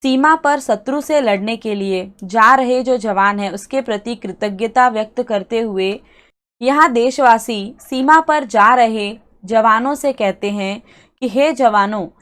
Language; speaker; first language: Hindi; non-native, local second language; Marathi